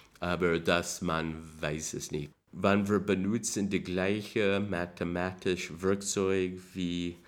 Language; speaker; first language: German; non-native, learner; English